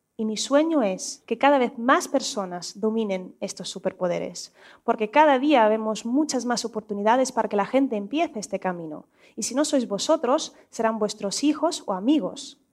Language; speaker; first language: Spanish; non-native, fluent; Russian